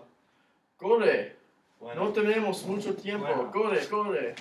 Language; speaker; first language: Spanish; non-native, learner; English